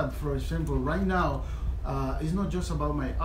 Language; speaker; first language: English; non-native, fluent; Spanish